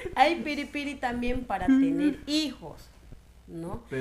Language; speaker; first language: Spanish; non-native, local second language; Shipibo-Conibo